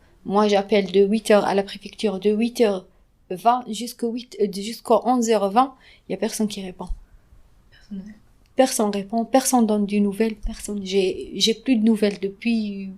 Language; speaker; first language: French; non-native, fluent; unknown